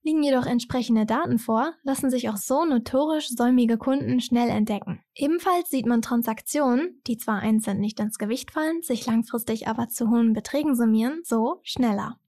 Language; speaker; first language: German; native; German